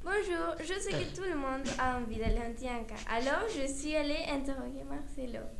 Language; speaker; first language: French; non-native, learner; Spanish